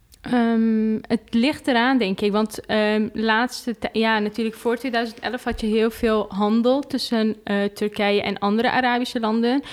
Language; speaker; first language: Dutch; non-native, fluent; Arabic